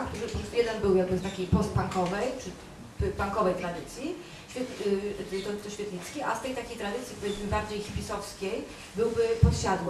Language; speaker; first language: Polish; native; Polish